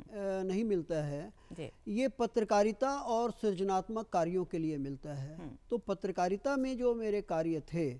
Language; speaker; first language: Hindi; native; Hindi